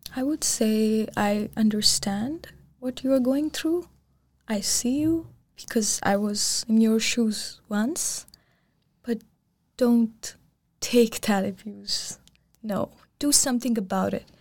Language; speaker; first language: English; non-native, local second language; Urdu